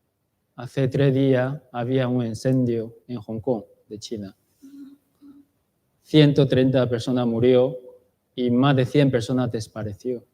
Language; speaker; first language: Spanish; non-native, learner; Chinese